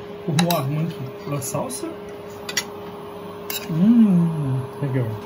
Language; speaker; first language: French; non-native, learner; Portuguese